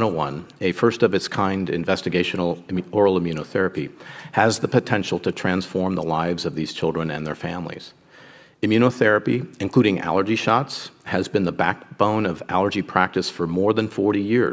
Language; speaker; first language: English; native; English